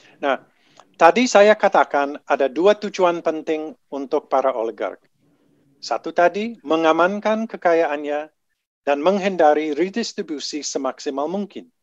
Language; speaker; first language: Indonesian; non-native, fluent; English